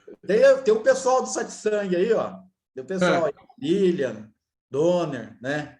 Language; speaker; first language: Portuguese; native; Portuguese